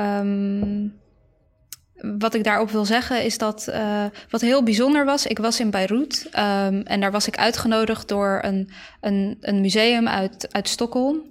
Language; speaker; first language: Dutch; early bilingual, other home language; Bosnian